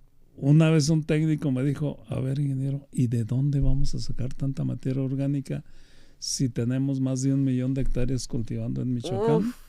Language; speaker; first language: Spanish; native; Spanish